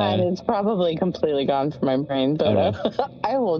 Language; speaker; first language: English; native; English